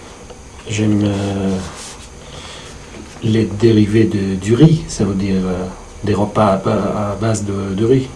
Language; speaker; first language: French; non-native, fluent; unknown